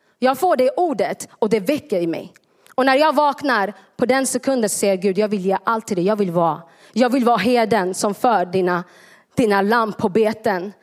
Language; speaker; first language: Swedish; early bilingual, other home language; Tigrinya